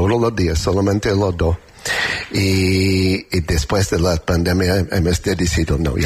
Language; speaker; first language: Spanish; non-native, learner; English